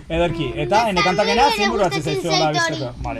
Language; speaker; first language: Basque; native; Basque